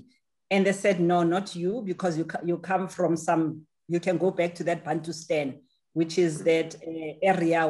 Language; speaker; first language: English; non-native, local second language; Tswana